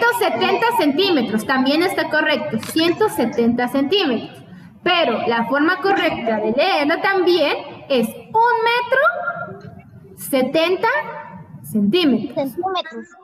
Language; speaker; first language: Spanish; native; Spanish